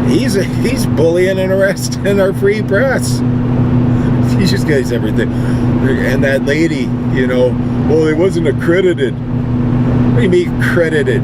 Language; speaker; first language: English; native; English